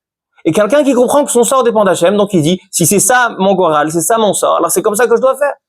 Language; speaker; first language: French; native; French